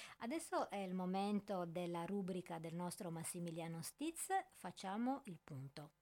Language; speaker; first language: Italian; native; Italian